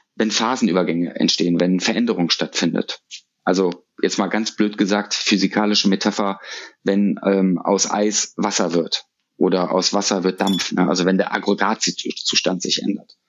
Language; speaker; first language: German; native; German